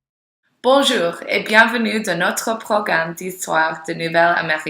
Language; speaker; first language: French; non-native, learner; English